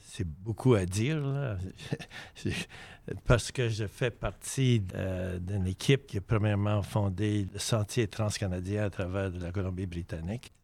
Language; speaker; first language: French; native; French